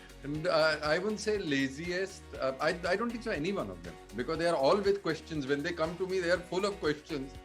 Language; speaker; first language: English; non-native, local second language; Hindi